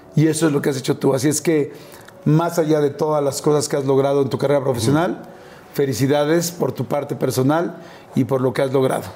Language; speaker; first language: Spanish; native; Spanish